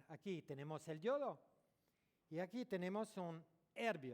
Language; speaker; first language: Spanish; non-native, learner; French